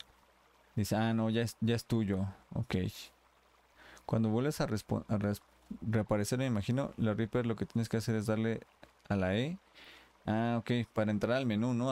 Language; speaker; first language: Spanish; native; Spanish